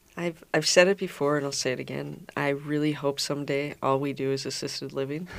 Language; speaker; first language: English; native; English